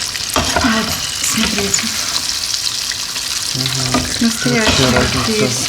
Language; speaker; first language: Russian; native; Russian